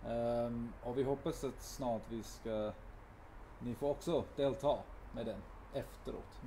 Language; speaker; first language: Swedish; non-native, fluent; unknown